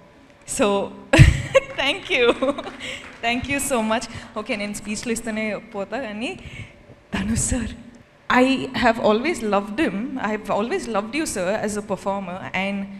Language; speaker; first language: Telugu; non-native, fluent; Kodava